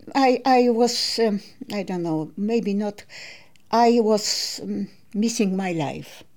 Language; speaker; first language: English; non-native, learner; Polish